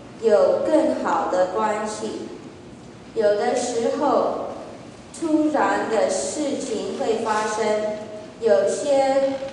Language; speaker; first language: Chinese; early bilingual, heritage; Chinese